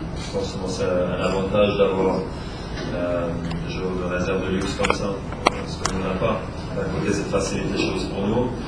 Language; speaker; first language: French; non-native, local second language; Swiss German